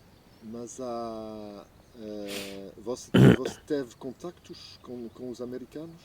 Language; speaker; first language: Portuguese; non-native, fluent; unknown